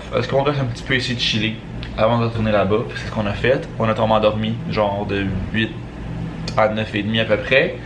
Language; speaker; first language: French; native; French